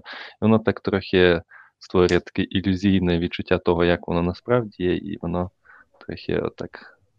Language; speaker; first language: Ukrainian; native; Ukrainian